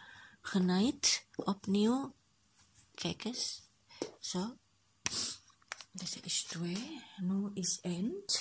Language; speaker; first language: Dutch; non-native, learner; Indonesian